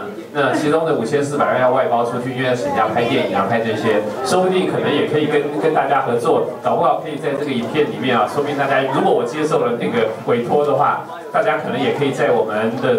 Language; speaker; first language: Chinese; native; Chinese